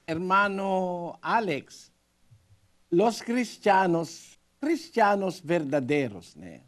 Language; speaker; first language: Spanish; non-native, learner; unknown